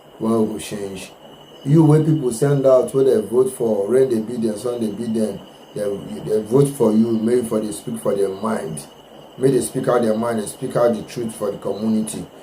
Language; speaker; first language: Nigerian Pidgin; non-native, local second language; Igbo